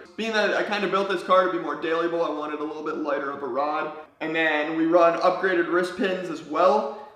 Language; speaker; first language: English; native; English